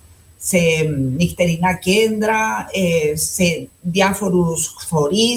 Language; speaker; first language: Greek; non-native, fluent; Spanish